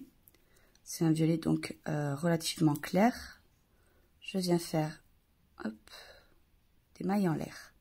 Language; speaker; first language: French; native; French